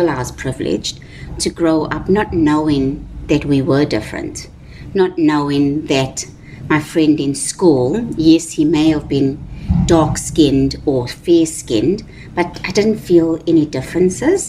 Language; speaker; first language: English; native; English